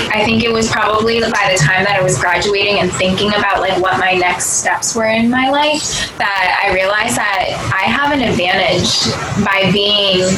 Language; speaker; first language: English; early bilingual, other home language; Cantonese